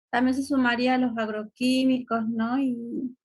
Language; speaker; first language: Spanish; native; Spanish